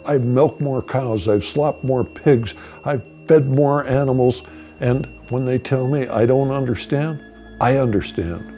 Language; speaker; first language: English; native; English